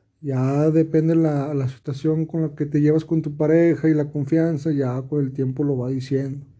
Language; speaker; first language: Spanish; native; Spanish